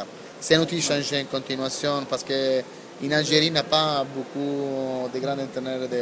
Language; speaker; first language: French; non-native, learner; Italian